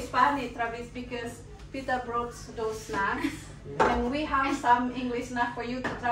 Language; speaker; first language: English; non-native, fluent; Indonesian